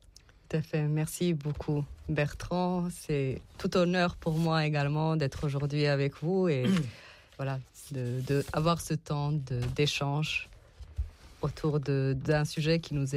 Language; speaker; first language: French; non-native, fluent; Serbian